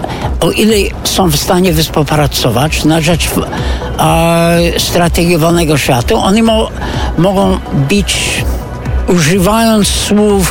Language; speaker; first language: Polish; non-native, fluent; English